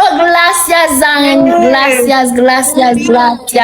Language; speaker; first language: Spanish; non-native, learner; Haitian Creole